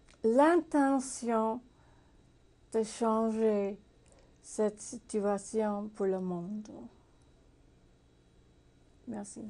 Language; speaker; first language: French; non-native, learner; English